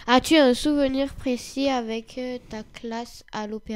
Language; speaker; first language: French; native; French